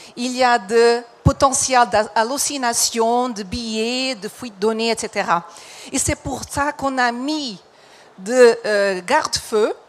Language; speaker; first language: French; non-native, fluent; Portuguese